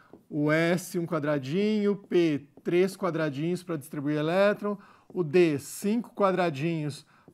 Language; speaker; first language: Portuguese; native; Portuguese